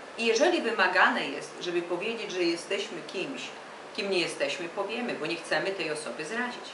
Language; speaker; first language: Polish; native; Polish